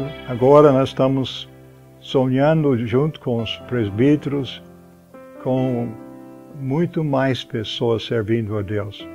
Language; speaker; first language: Portuguese; non-native, fluent; English